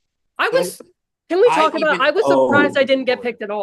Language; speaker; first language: English; native; English